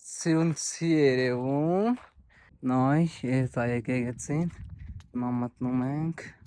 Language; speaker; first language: Armenian; non-native, learner; Hindi